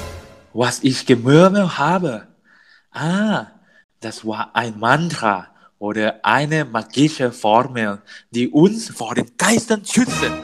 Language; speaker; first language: German; non-native, learner; Thai